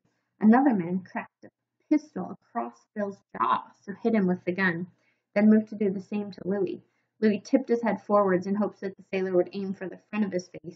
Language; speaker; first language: English; native; English